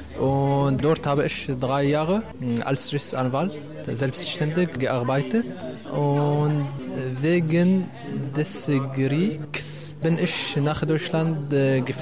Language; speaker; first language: German; non-native, learner; Arabic